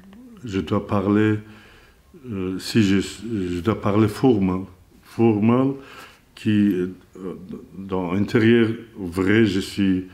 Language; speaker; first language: French; non-native, learner; Azerbaijani